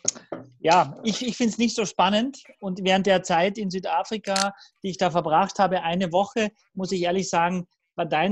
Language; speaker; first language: German; native; German